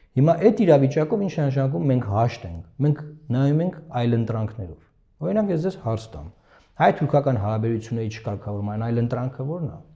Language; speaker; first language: Armenian; native; Armenian